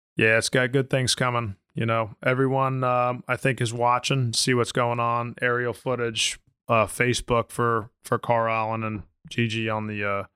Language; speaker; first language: English; native; English